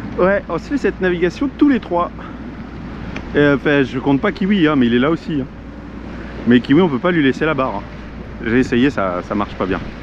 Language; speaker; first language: French; native; French